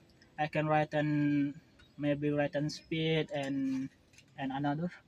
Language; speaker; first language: English; non-native, learner; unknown